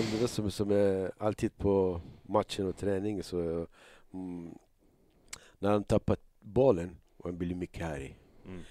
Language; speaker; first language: Swedish; non-native, learner; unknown